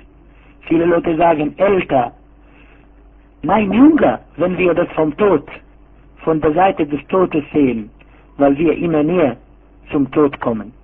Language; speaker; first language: German; non-native, fluent; Arabic